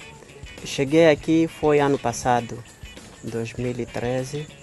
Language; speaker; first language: Portuguese; non-native, local second language; Makhuwa